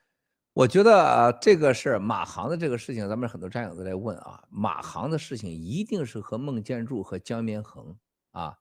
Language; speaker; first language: Chinese; native; Chinese